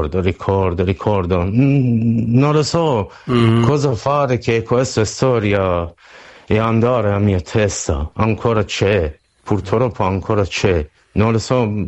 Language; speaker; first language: Italian; non-native, learner; Persian